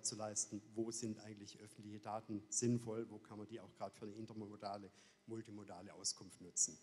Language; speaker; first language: German; native; German